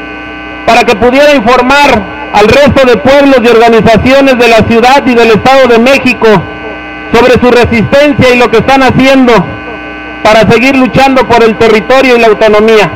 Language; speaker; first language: Spanish; native; Spanish